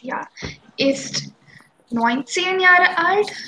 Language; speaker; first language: German; non-native, fluent; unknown